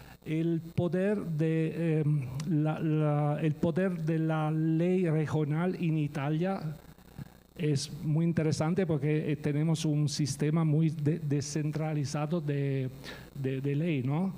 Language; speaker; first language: Spanish; non-native, fluent; Italian